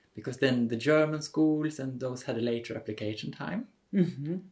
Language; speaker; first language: English; non-native, fluent; Swedish